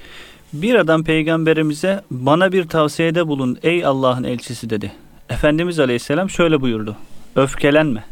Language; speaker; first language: Turkish; native; Turkish